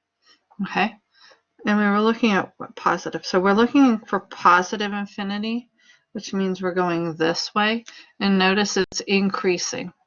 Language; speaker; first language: English; native; English